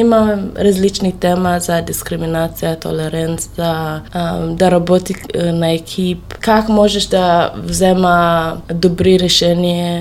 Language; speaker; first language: Bulgarian; non-native, learner; English